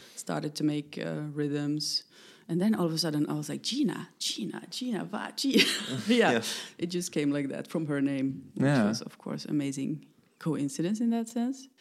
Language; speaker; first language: English; non-native, fluent; Finnish